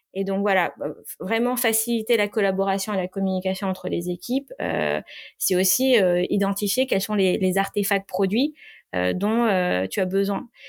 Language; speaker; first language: French; native; French